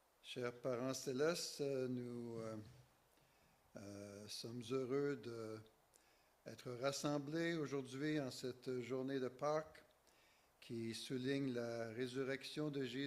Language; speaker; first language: French; native; French